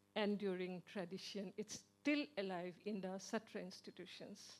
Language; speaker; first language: English; non-native, local second language; Assamese